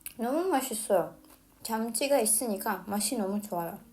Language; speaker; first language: Korean; non-native, fluent; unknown